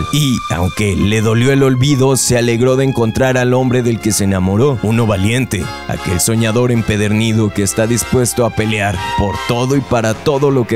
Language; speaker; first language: Spanish; native; Spanish